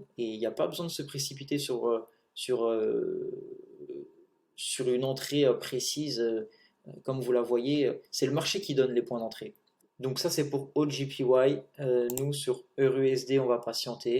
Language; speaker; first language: French; native; French